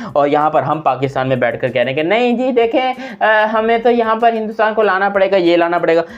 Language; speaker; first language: Urdu; native; Urdu